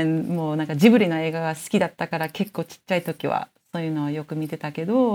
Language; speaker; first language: Japanese; early bilingual, heritage; Japanese